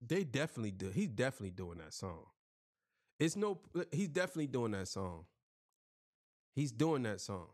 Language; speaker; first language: English; native; English